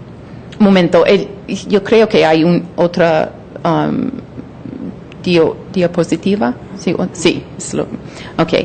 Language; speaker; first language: Spanish; non-native, fluent; English